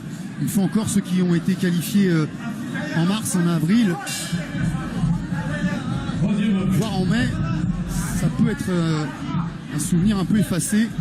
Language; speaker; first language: French; native; French